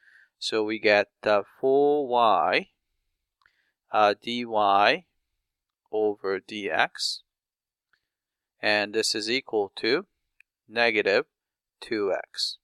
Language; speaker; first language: English; non-native, fluent; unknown